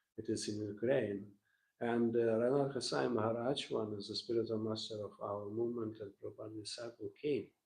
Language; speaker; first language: English; non-native, learner; Russian